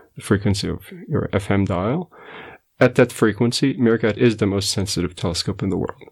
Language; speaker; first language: English; non-native, fluent; Portuguese